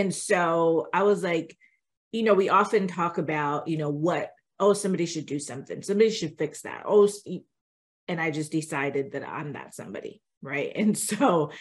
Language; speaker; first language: English; native; English